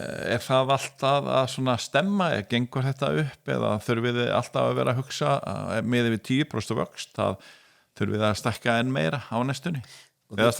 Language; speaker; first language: Icelandic; native; Icelandic